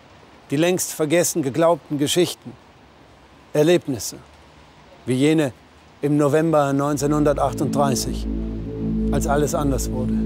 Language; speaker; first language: German; native; German